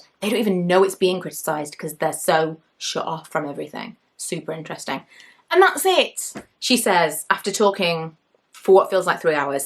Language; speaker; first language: English; native; English